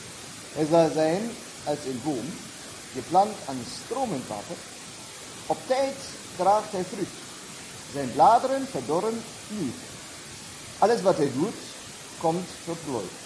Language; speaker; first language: German; non-native, learner; Dutch